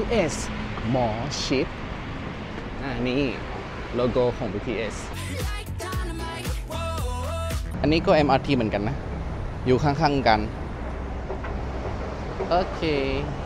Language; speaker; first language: Thai; non-native, fluent; Indonesian